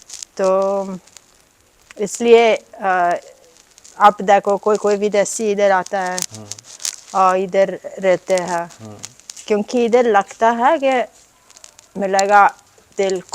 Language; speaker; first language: Hindi; non-native, learner; Italian